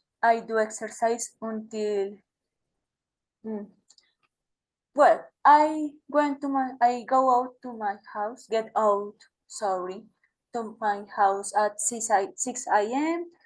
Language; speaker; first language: English; non-native, learner; Spanish